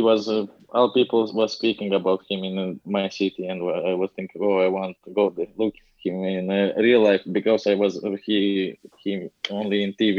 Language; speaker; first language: English; non-native, learner; Latvian